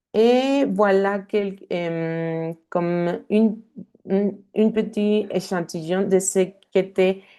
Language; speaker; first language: French; non-native, fluent; Spanish